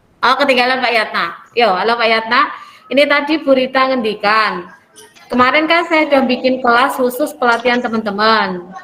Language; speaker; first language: Indonesian; native; Indonesian